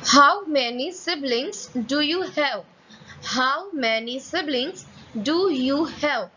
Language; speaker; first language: English; non-native, local second language; Gujarati